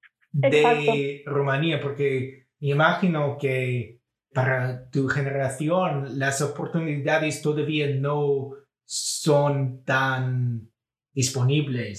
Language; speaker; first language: Spanish; non-native, fluent; English